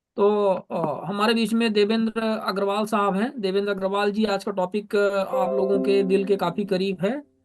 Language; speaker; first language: Hindi; native; Hindi